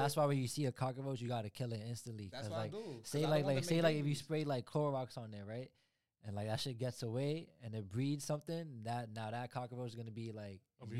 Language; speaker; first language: English; native; English